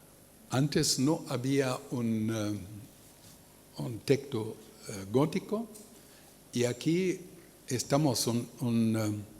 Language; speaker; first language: Spanish; non-native, learner; German